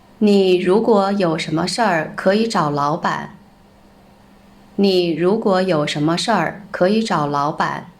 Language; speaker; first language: Chinese; non-native, fluent; Korean